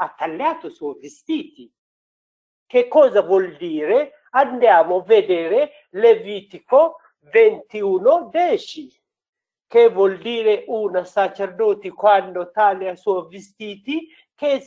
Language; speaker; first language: Italian; non-native, learner; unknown